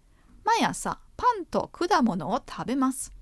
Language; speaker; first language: Japanese; non-native, fluent; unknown